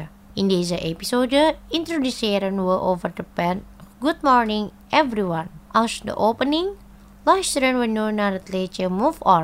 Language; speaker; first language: Dutch; non-native, fluent; Indonesian